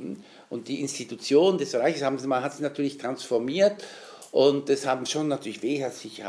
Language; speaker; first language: German; native; German